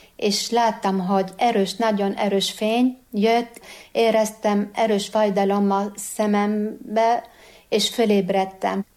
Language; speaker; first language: Hungarian; non-native, fluent; Arabic